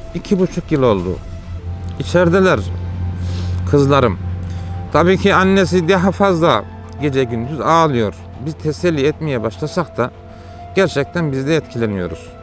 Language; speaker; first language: Turkish; native; Turkish